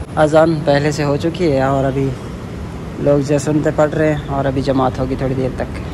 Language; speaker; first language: Urdu; non-native, local second language; Saraiki